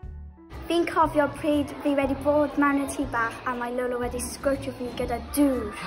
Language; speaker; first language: Welsh; non-native, local second language; English